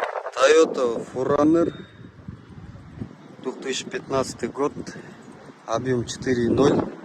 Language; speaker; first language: Russian; non-native, local second language; Kazakh